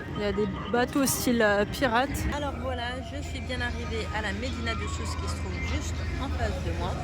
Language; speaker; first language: French; native; French